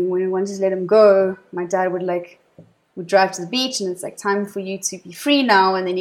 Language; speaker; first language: English; native; English